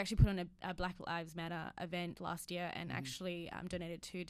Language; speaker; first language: English; native; English